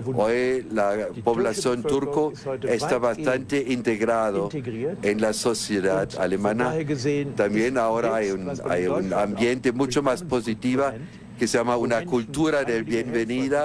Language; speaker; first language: Spanish; non-native, fluent; German